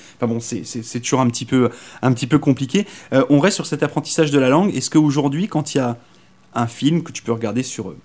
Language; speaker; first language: French; native; French